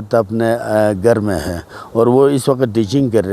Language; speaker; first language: Urdu; non-native, local second language; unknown